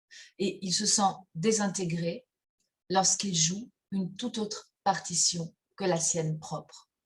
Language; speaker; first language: French; native; French